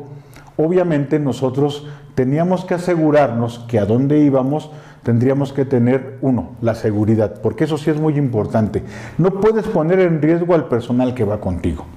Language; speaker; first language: Spanish; native; Spanish